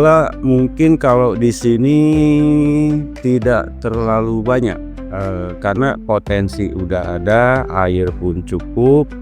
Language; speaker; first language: Indonesian; non-native, local second language; Sundanese